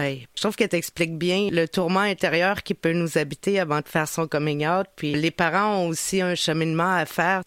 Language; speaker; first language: French; native; French